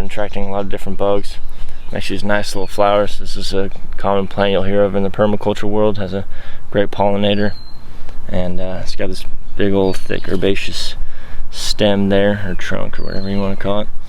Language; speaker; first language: English; native; English